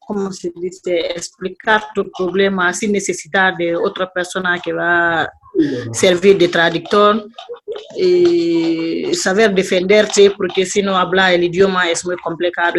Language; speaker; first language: Spanish; non-native, learner; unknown